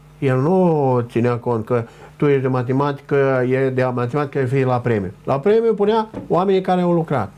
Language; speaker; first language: Romanian; non-native, local second language; Ukrainian